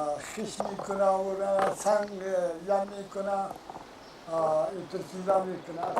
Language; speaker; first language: Persian; non-native, local second language; Kyrgyz